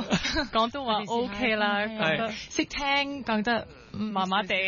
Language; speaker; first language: Cantonese; early bilingual, heritage; French